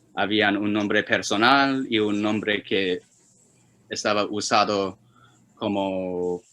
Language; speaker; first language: Spanish; non-native, fluent; Chinese